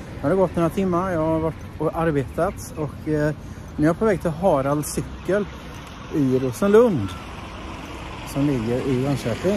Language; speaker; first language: Swedish; native; Swedish